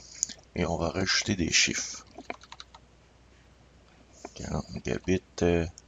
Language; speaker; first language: French; native; French